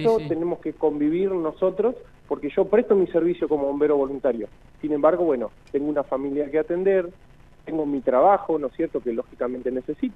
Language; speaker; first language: Spanish; native; Spanish